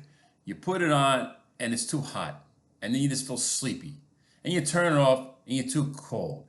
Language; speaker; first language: English; native; English